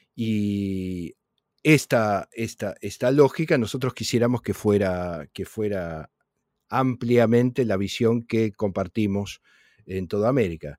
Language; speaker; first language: Spanish; native; Spanish